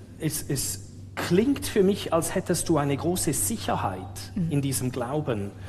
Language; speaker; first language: German; native; German